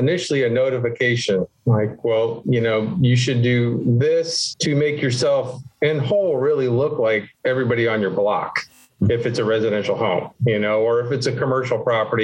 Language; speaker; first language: English; native; English